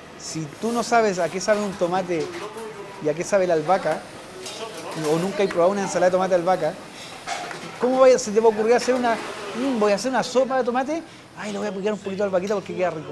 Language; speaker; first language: Spanish; native; Spanish